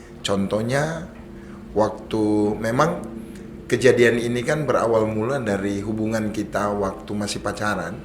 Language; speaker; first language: Indonesian; native; Indonesian